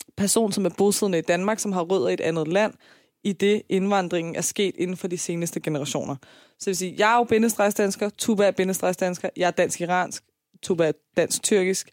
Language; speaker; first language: Danish; early bilingual, other home language; Persian